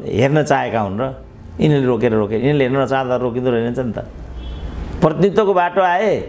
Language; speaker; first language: Nepali; native; Nepali